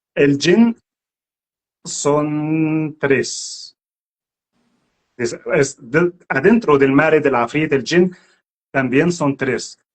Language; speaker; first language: Spanish; non-native, learner; Arabic